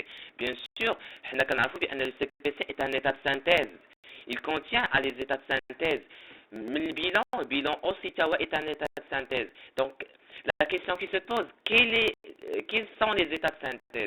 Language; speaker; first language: French; non-native, local second language; Arabic